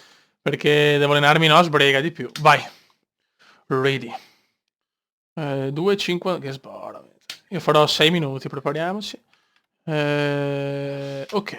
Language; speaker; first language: Italian; native; Italian